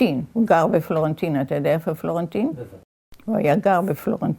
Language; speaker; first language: Hebrew; early bilingual, other home language; Yiddish